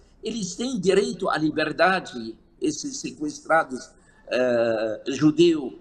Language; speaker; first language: Portuguese; non-native, fluent; Arabic